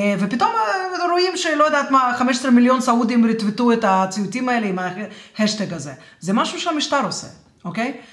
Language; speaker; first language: Hebrew; non-native, fluent; Russian